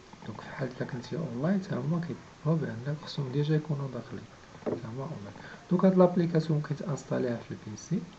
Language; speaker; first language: Arabic; native; Arabic